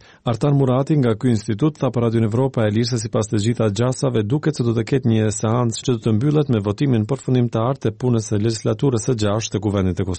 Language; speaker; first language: Albanian; native; Albanian